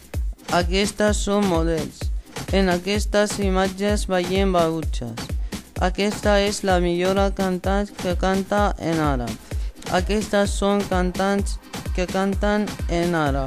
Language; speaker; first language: Catalan; non-native, learner; Arabic